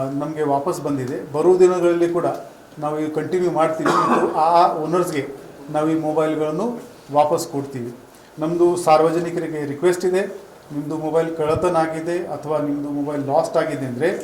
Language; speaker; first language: Kannada; non-native, fluent; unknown